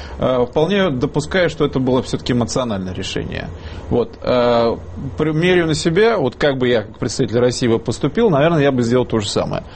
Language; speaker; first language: Russian; native; Russian